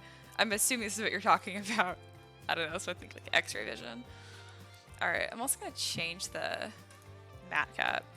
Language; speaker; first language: English; native; English